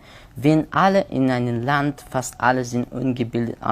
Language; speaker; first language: German; non-native, learner; Persian